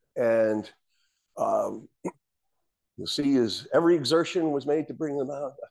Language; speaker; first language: English; native; English